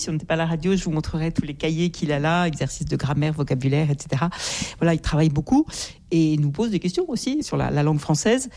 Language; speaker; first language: French; native; French